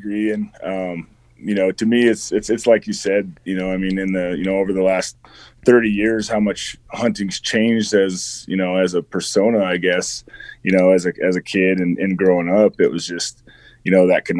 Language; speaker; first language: English; native; English